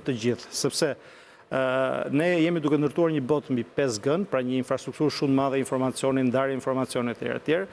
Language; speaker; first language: Albanian; native; Albanian